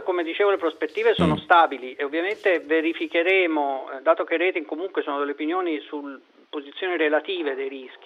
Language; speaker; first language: Italian; native; Italian